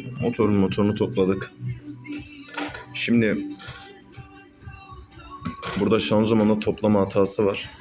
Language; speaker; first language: Turkish; native; Turkish